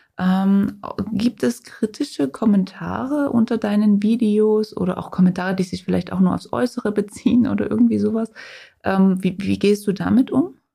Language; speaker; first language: German; native; German